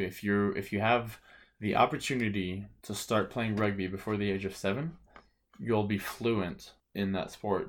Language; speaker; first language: English; early bilingual, other home language; French